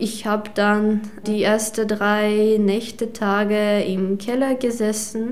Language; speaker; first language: German; non-native, fluent; Ukrainian